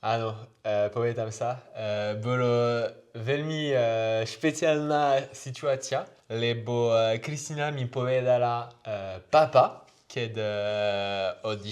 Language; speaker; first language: Slovak; non-native, learner; French